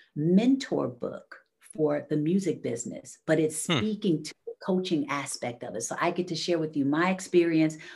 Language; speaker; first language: English; native; English